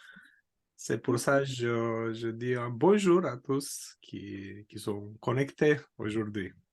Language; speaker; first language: French; non-native, fluent; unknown